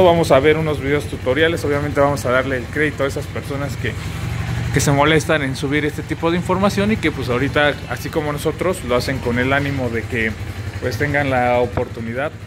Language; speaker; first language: Spanish; native; Spanish